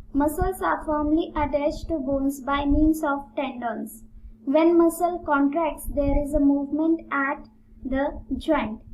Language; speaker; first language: English; non-native, local second language; Marathi